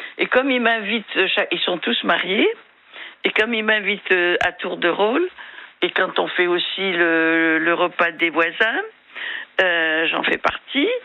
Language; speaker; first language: French; native; French